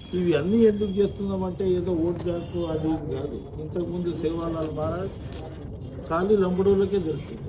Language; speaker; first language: Telugu; non-native, local second language; Lambadi